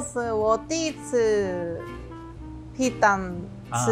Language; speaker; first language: Chinese; non-native, learner; Korean